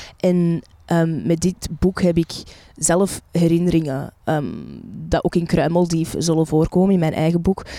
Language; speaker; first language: Dutch; early bilingual, other home language; Arabic